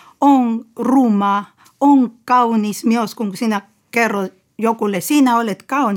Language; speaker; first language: Finnish; non-native, fluent; Spanish